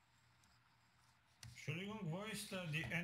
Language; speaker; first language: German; non-native, learner; Bulgarian